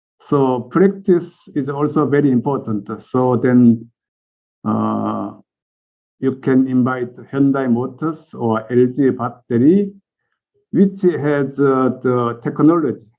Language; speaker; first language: English; non-native, learner; Korean